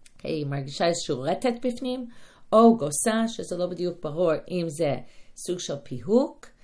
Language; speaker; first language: Hebrew; non-native, fluent; English